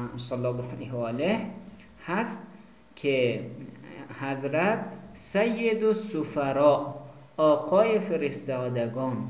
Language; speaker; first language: Persian; native; Persian